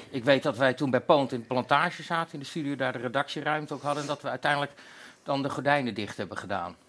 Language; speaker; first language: Dutch; native; Dutch